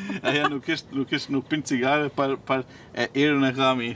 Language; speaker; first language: German; non-native, fluent; Serbian